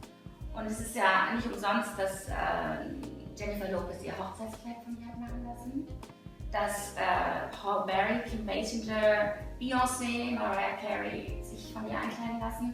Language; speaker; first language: German; native; German